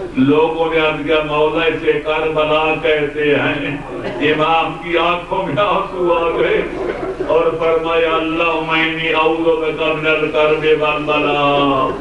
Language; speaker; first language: Urdu; non-native, local second language; Punjabi